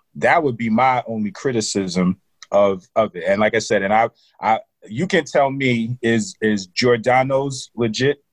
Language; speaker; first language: English; native; English